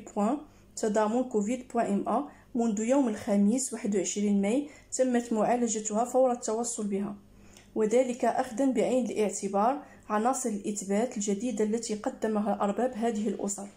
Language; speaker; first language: Arabic; native; Arabic